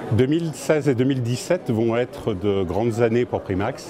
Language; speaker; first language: French; native; French